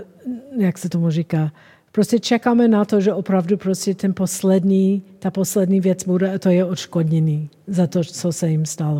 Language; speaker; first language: Czech; non-native, fluent; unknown